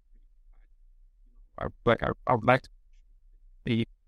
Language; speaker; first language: English; non-native, local second language; Igbo